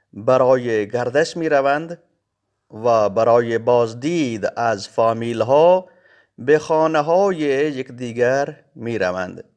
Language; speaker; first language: Persian; non-native, fluent; Urdu